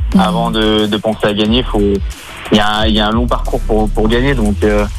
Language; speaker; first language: French; native; French